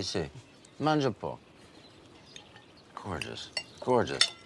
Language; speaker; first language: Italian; non-native, learner; English